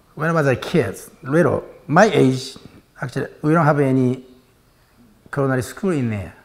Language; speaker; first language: English; non-native, learner; Japanese